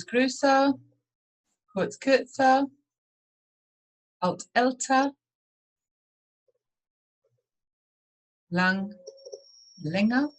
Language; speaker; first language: German; non-native, fluent; English